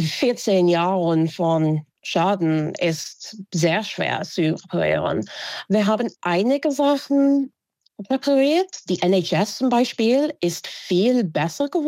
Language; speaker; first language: German; non-native, fluent; English